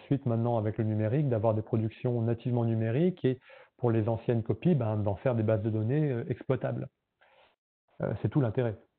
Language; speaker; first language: French; native; French